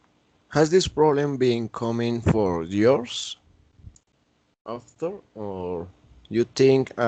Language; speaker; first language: English; non-native, learner; Spanish